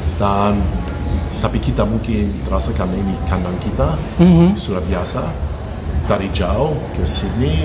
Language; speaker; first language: Indonesian; non-native, fluent; English